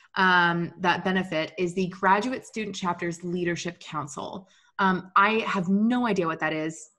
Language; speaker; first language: English; native; English